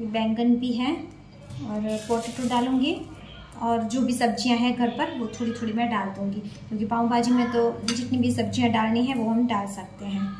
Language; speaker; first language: Hindi; non-native, local second language; Gujarati